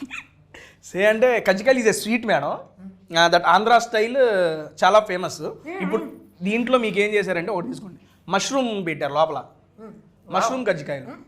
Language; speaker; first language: Telugu; native; Telugu